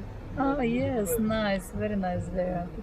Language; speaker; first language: English; non-native, learner; Romanian